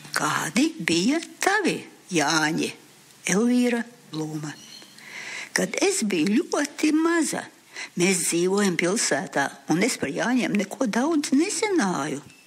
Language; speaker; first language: Latvian; early bilingual, heritage; Latvian